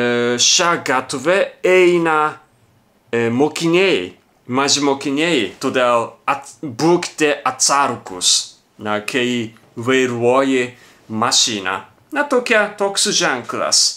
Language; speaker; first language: Lithuanian; non-native, learner; Japanese